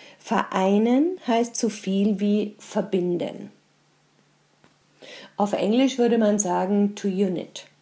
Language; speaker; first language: German; native; German